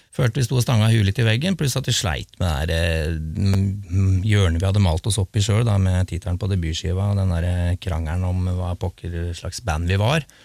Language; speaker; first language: Norwegian; native; Norwegian